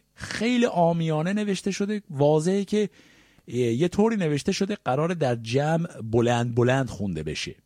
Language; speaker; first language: Persian; native; Persian